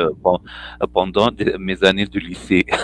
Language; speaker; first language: French; non-native, fluent; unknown